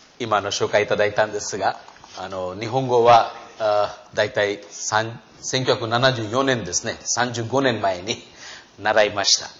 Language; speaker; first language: Japanese; non-native, fluent; Hindi